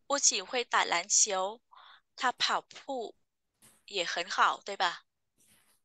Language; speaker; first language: Chinese; non-native, fluent; Vietnamese